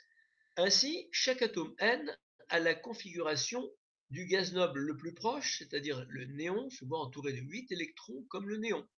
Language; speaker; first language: French; native; French